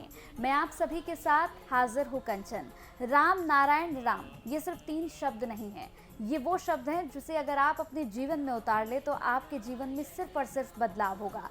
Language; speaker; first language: Hindi; native; Hindi